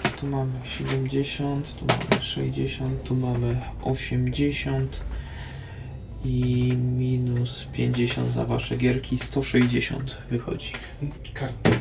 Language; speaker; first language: Polish; native; Polish